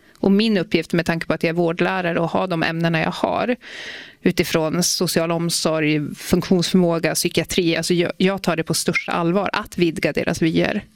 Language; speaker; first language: Swedish; native; Swedish